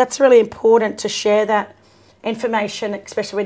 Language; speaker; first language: English; native; English